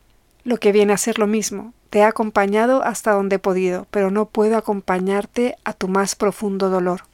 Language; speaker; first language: Spanish; native; Spanish